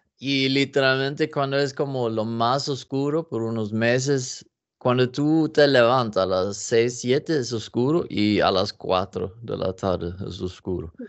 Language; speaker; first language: Spanish; non-native, learner; Norwegian